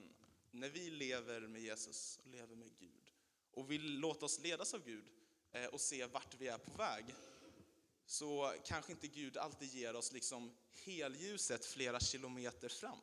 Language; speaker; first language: Swedish; native; Swedish